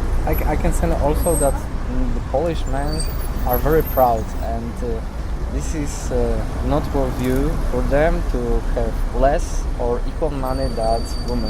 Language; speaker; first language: English; non-native, learner; Polish